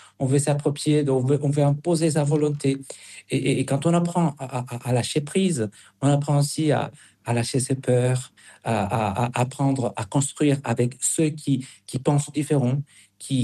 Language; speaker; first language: French; non-native, fluent; Spanish